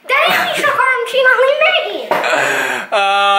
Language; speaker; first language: Hungarian; early bilingual, heritage; Hungarian